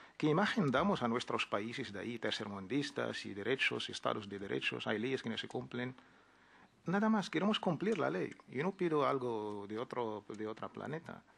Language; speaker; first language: Spanish; non-native, fluent; Arabic